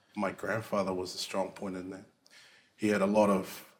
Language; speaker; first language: English; native; English